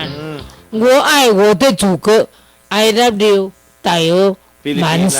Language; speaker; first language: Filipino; non-native, learner; Chinese